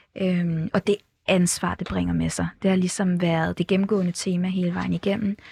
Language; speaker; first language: Danish; early bilingual, other home language; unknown